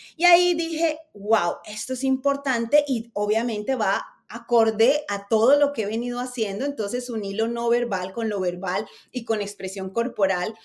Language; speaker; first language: Spanish; native; Spanish